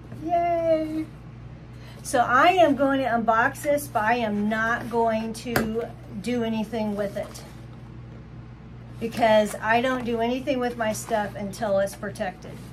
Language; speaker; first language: English; native; English